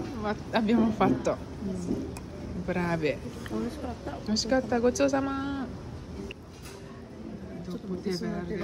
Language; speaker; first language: Italian; non-native, learner; Japanese